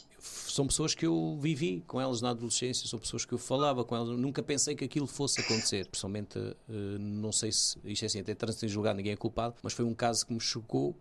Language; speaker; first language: Portuguese; early bilingual, other home language; Kabuverdianu